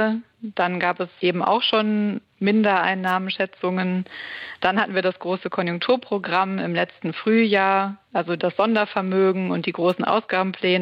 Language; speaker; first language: German; native; German